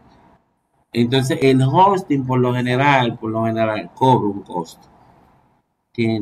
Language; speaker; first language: Spanish; native; Spanish